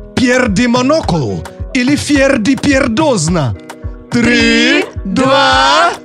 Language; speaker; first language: Russian; non-native, fluent; Yoruba